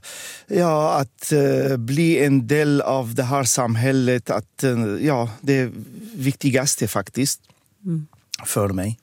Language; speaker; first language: Swedish; non-native, fluent; Arabic